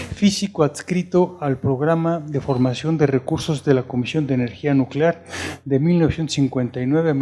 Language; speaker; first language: Spanish; native; Spanish